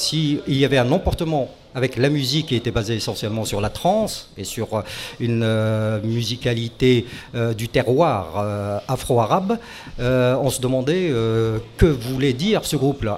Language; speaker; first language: French; non-native, local second language; Arabic